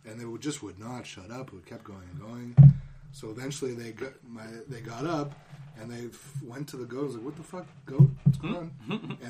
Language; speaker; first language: English; native; English